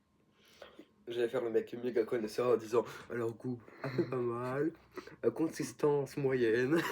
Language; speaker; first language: French; native; French